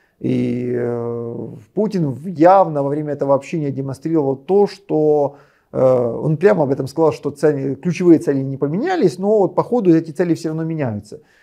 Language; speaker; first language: Russian; native; Russian